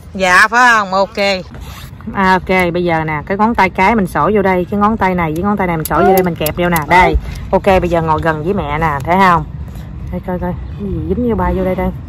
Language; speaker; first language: Vietnamese; native; Vietnamese